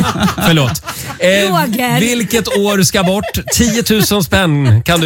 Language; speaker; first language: Swedish; native; Swedish